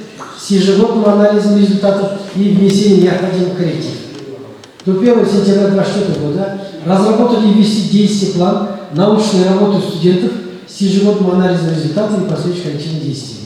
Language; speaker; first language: Russian; non-native, local second language; Kazakh